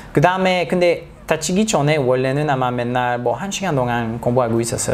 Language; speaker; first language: Korean; non-native, learner; English